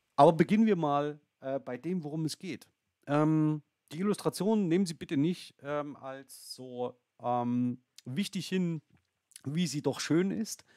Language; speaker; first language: German; native; German